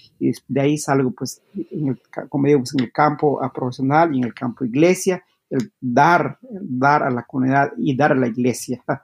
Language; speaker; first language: Spanish; non-native, local second language; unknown